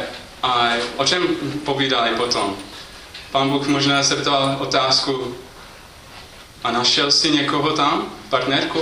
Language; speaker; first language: Czech; non-native, fluent; English